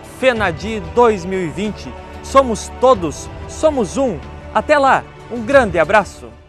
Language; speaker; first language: Portuguese; native; Portuguese